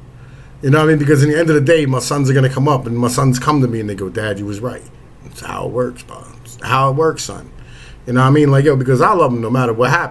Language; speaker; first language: English; native; English